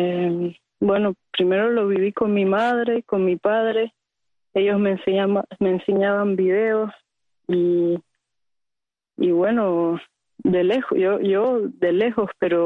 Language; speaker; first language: Spanish; early bilingual, heritage; Spanish